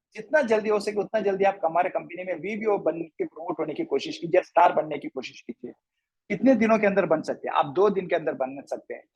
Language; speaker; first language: Hindi; non-native, local second language; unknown